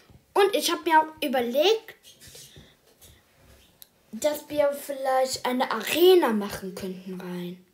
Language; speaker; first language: German; early bilingual, other home language; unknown